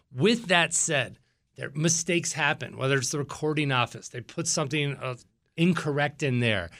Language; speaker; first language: English; native; English